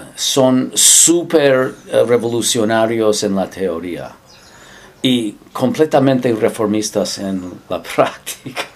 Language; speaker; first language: Spanish; non-native, fluent; English